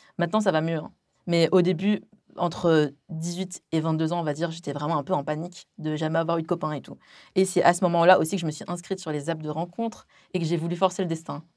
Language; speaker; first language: French; early bilingual, other home language; Chinese